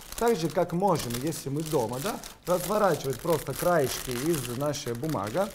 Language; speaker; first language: Russian; non-native, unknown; Italian